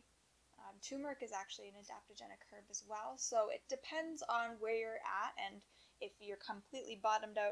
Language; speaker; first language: English; native; English